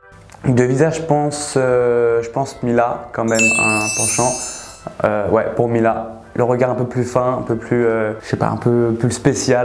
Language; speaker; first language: French; native; French